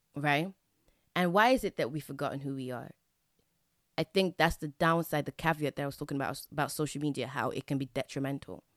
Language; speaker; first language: English; native; English